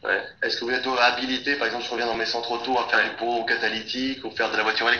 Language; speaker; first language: French; native; French